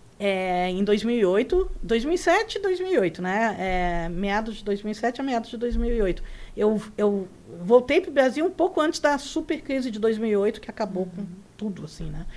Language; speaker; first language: Portuguese; early bilingual, other home language; Spanish